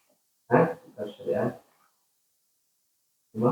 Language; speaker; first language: Arabic; non-native, fluent; Indonesian